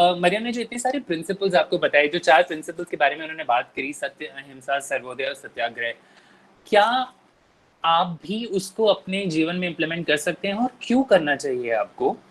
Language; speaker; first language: Hindi; native; Hindi